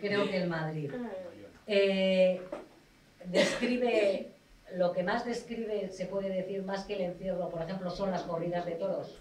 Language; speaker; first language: Spanish; native; Spanish